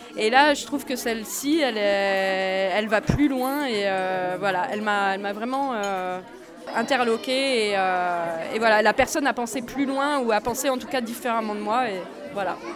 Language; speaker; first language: French; native; French